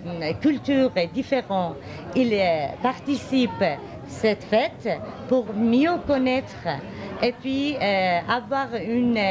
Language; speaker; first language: French; non-native, fluent; Persian